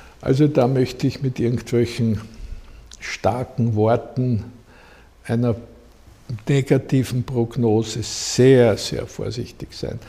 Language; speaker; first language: German; native; German